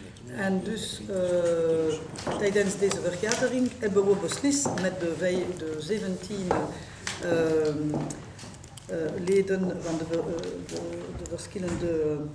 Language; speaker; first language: Dutch; non-native, local second language; French